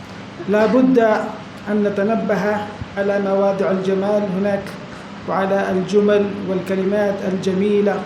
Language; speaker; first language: Arabic; non-native, fluent; Urdu